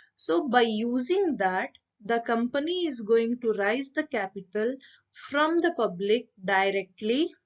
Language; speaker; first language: English; non-native, local second language; Kannada